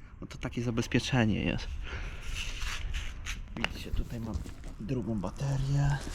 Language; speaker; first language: Polish; native; Polish